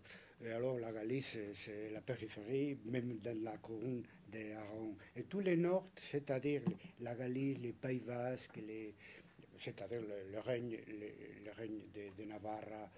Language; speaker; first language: French; non-native, fluent; Spanish